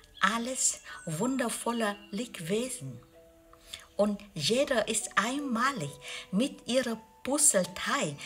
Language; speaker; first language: German; non-native, learner; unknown